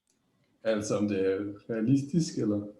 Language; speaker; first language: Danish; native; Danish